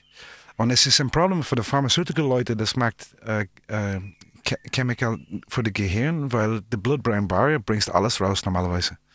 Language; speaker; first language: German; non-native, learner; English